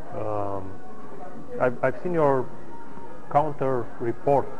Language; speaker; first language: English; non-native, learner; Romanian